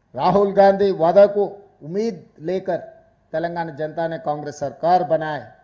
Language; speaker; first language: Hindi; non-native, local second language; Telugu